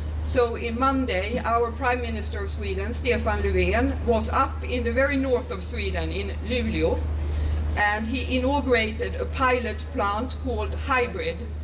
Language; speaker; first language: English; non-native, fluent; Swedish